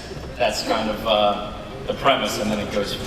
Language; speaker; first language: English; native; English